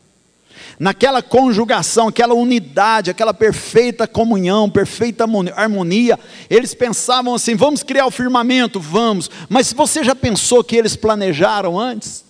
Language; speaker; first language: Portuguese; native; Portuguese